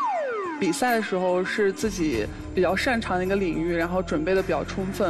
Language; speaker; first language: Chinese; native; Chinese